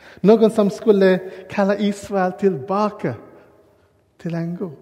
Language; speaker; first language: Swedish; non-native, learner; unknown